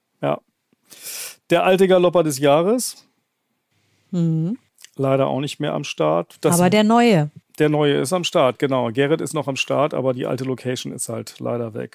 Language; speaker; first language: German; native; German